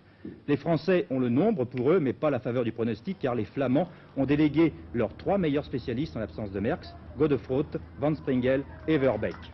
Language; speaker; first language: French; native; French